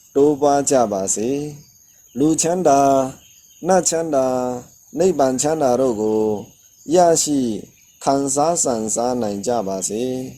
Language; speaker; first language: Burmese; non-native, local second language; Shan